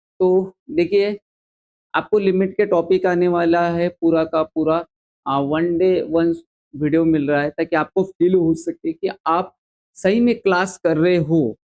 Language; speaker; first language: Hindi; non-native, local second language; Marathi